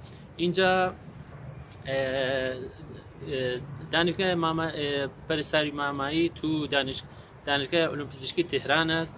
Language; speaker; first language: Persian; non-native, learner; Kurdish